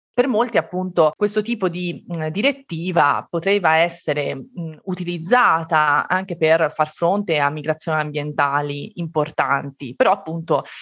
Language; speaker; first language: Italian; native; Italian